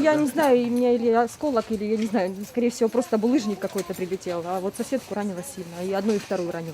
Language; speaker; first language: Russian; native; Russian